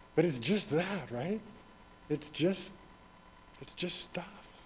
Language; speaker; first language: English; native; English